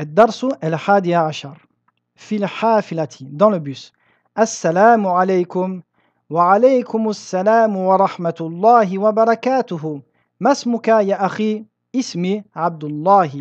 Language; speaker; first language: Arabic; non-native, fluent; French